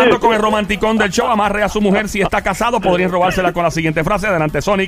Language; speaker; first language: Spanish; native; Spanish